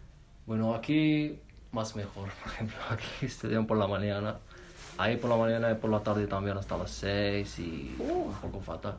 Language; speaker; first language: Spanish; non-native, learner; Arabic